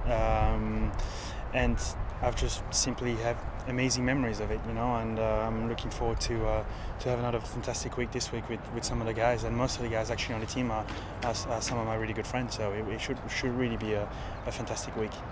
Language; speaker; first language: English; non-native, fluent; French